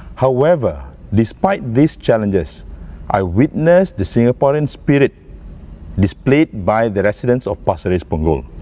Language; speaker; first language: English; non-native, local second language; Malay